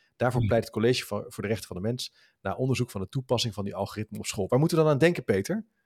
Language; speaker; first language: Dutch; native; Dutch